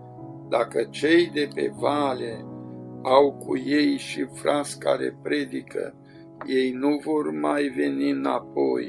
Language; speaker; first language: Romanian; native; Romanian